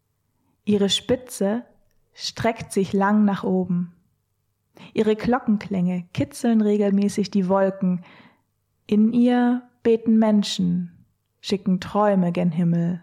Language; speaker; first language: German; native; German